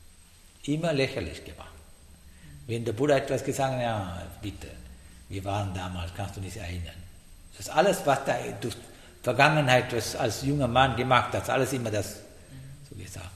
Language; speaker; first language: German; non-native, fluent; Sinhala